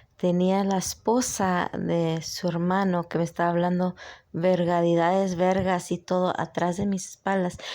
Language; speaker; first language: Spanish; early bilingual, heritage; Spanish